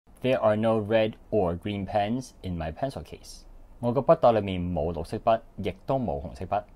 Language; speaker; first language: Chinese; non-native, local second language; Cantonese